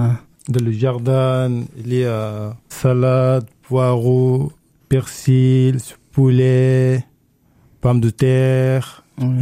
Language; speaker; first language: French; non-native, learner; Arabic